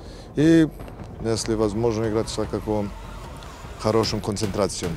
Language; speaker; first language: Russian; non-native, learner; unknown